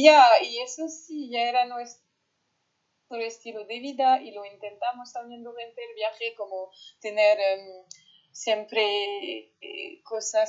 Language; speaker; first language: Spanish; non-native, fluent; French